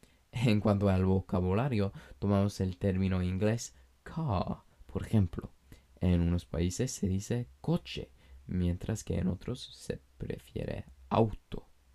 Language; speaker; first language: Spanish; non-native, fluent; English